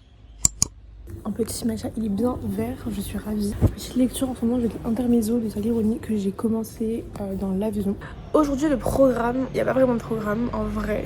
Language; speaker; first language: French; non-native, local second language; Malagasy